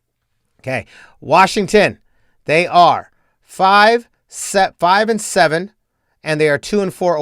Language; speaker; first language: English; native; English